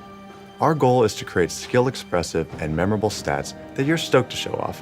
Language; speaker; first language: English; native; English